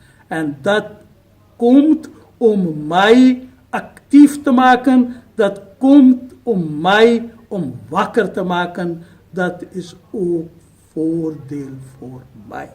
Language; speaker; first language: Dutch; non-native, fluent; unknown